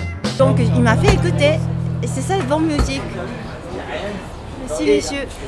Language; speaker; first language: French; non-native, learner; Japanese